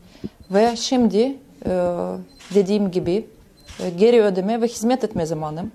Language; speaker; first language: Turkish; non-native, fluent; Russian